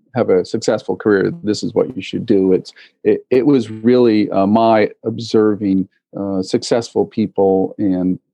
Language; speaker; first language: English; native; English